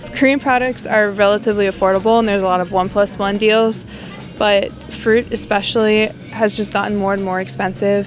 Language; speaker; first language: English; native; English